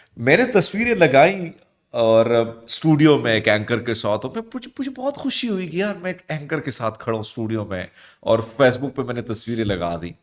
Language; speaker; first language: Urdu; non-native, local second language; Punjabi